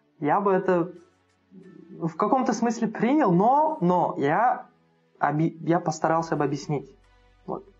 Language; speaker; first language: Russian; non-native, local second language; Uzbek